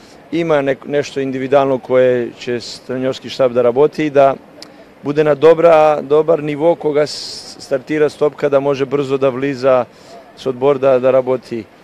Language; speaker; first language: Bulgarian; non-native, learner; Serbian